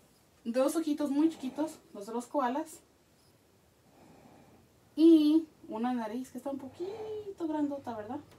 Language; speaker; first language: Spanish; early bilingual, heritage; Spanish